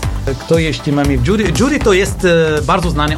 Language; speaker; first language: Polish; non-native, learner; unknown